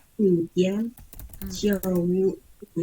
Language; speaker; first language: Chinese; non-native, learner; Indonesian